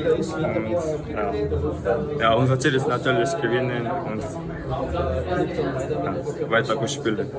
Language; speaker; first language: German; non-native, learner; Korean